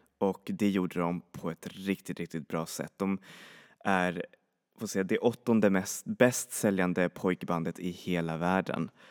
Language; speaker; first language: Swedish; native; Swedish